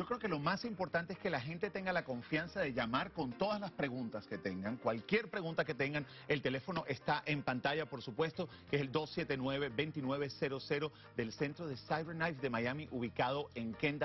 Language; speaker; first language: Spanish; native; Spanish